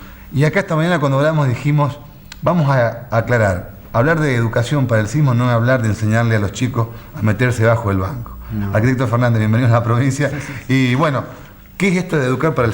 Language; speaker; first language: Spanish; native; Spanish